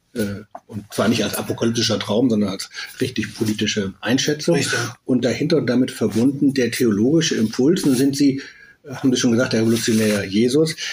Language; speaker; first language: German; native; German